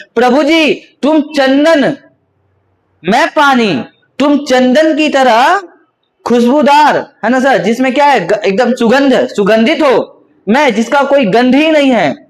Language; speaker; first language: Hindi; native; Hindi